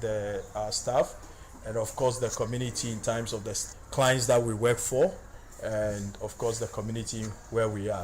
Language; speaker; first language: English; native; English